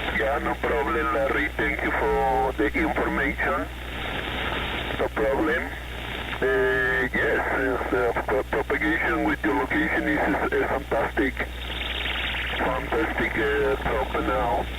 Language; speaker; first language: English; non-native, learner; Spanish